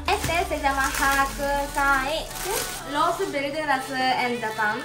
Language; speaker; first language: Spanish; non-native, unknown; Japanese